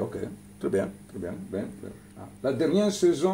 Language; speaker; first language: French; non-native, learner; Italian